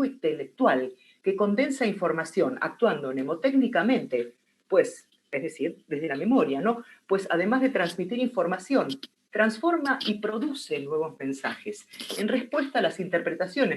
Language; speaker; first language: Spanish; native; Spanish